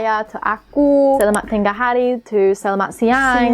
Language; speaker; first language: Indonesian; non-native, learner; English